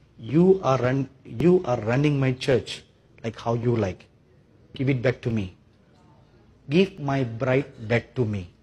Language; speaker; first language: English; non-native, local second language; Tamil